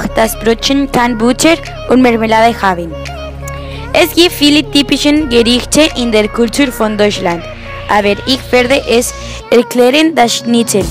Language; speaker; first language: German; non-native, learner; Spanish